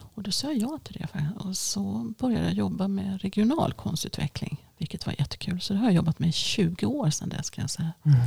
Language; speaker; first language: Swedish; early bilingual, other home language; Finnish